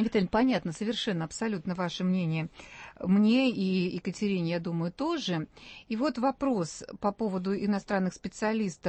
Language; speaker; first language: Russian; native; Russian